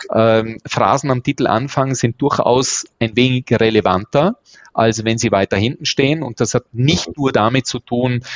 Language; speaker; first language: German; native; German